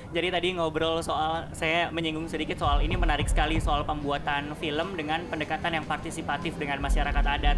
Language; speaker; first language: Indonesian; native; Indonesian